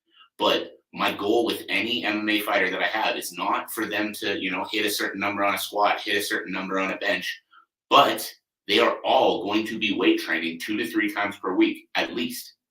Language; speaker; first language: English; native; English